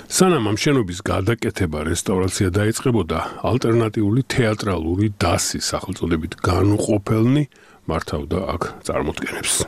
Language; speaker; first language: Georgian; native; Georgian